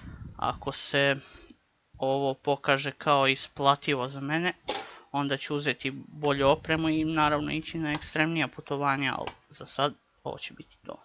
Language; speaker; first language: Croatian; native; Croatian